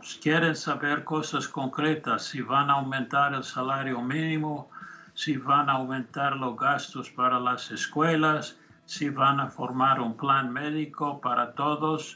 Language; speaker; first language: Spanish; non-native, fluent; English